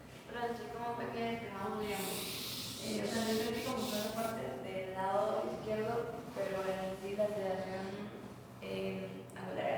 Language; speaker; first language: Spanish; native; Spanish